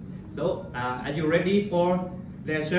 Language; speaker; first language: English; non-native, learner; Vietnamese